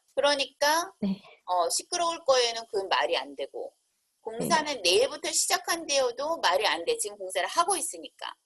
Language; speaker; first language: Korean; native; Korean